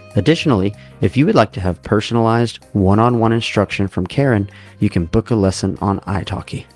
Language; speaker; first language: English; native; English